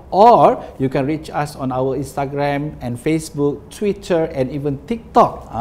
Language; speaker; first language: English; non-native, local second language; Malay